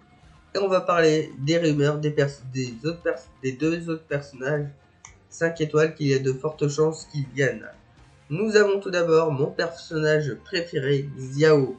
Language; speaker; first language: French; native; French